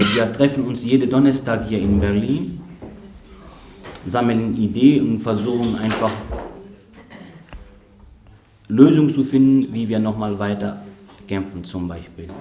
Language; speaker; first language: German; non-native, fluent; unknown